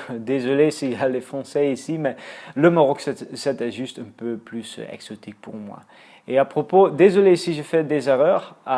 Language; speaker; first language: French; non-native, fluent; Dutch